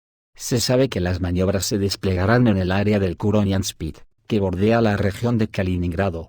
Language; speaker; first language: Spanish; native; Spanish